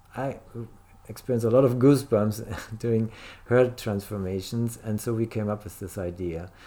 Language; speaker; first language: English; non-native, fluent; German